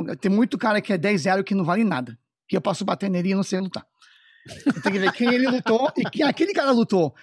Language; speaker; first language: Portuguese; non-native, fluent; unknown